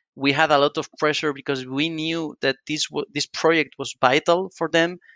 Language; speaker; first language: English; non-native, fluent; Spanish